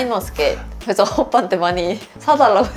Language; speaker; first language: Korean; non-native, fluent; Swedish